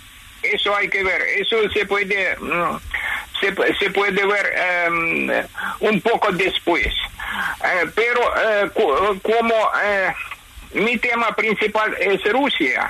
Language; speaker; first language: Spanish; non-native, fluent; Ukrainian